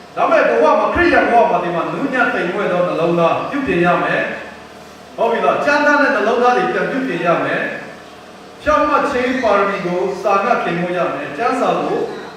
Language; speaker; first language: Burmese; non-native, local second language; Kachin